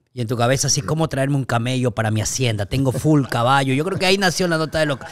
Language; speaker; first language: Spanish; native; Spanish